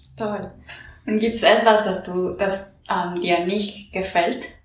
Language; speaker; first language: German; non-native, learner; Spanish